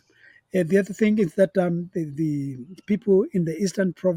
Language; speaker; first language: English; non-native, local second language; Kamba